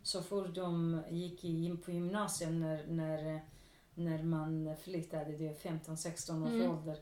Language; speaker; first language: Swedish; non-native, local second language; Kurdish